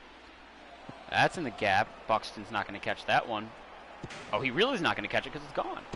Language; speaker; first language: English; native; English